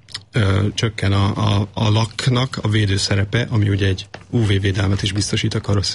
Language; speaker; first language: Hungarian; native; Hungarian